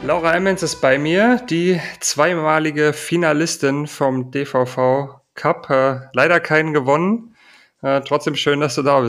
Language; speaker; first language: German; native; German